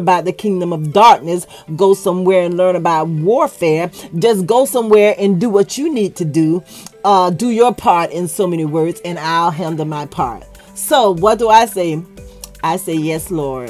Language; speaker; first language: English; native; English